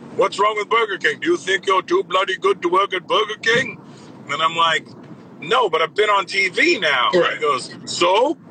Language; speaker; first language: English; native; English